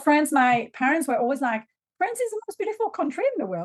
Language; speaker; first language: English; non-native, fluent; French